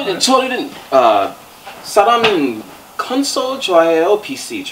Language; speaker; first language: Korean; non-native, learner; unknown